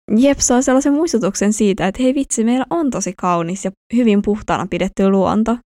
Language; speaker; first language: Finnish; native; Finnish